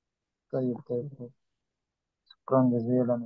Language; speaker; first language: Arabic; non-native, learner; Indonesian